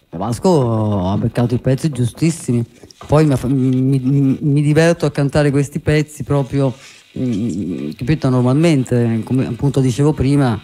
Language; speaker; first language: Italian; native; Italian